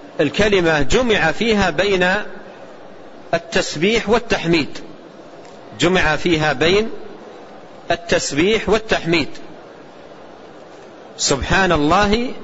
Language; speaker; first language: Arabic; native; Arabic